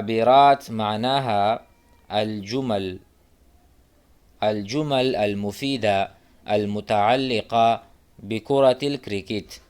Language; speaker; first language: Arabic; non-native, fluent; Urdu